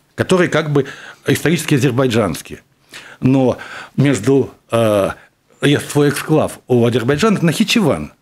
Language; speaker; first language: Russian; native; Russian